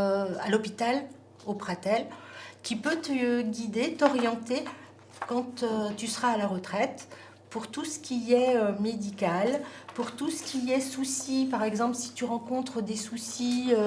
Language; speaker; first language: French; native; French